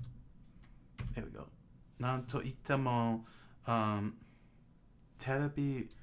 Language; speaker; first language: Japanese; non-native, learner; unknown